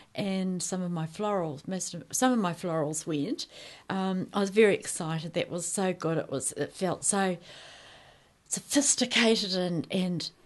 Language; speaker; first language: English; native; English